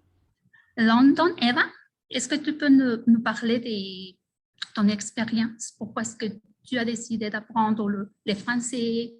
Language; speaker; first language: French; non-native, fluent; Spanish